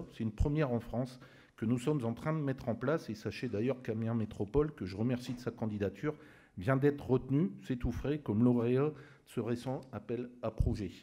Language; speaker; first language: French; native; French